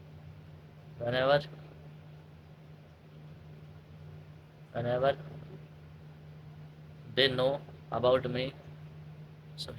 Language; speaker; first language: English; non-native, learner; Hindi